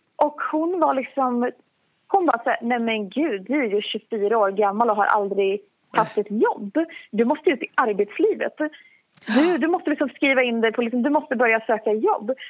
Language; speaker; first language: Swedish; native; Swedish